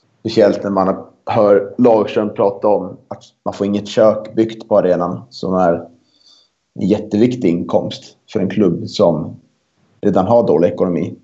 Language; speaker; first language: Swedish; native; Swedish